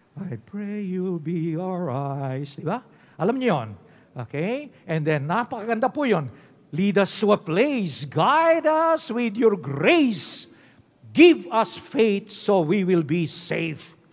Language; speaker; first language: English; non-native, local second language; Filipino